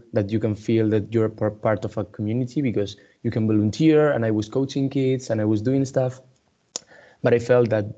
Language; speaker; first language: English; non-native, fluent; Spanish